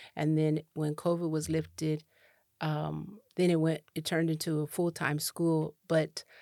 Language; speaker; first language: English; native; English